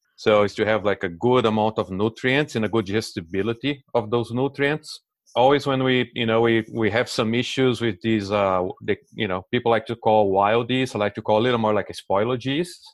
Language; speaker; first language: English; non-native, fluent; Portuguese